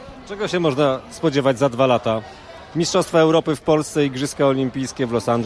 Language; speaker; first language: Polish; native; Polish